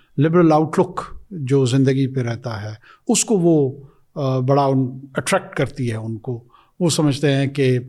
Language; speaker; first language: Urdu; non-native, local second language; Pashto